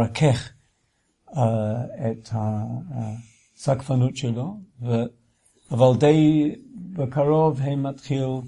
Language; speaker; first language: Hebrew; non-native, fluent; English